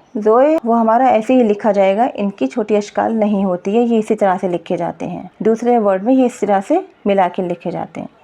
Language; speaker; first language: Urdu; native; Urdu